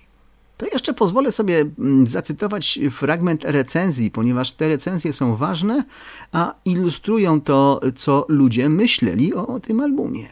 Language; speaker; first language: Polish; native; Polish